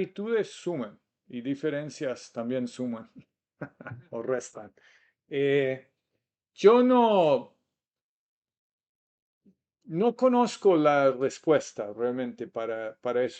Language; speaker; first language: Spanish; non-native, fluent; English